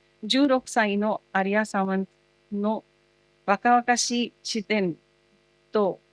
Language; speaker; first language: Japanese; non-native, fluent; Marathi